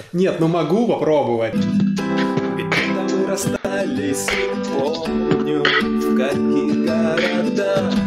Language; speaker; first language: Russian; native; Russian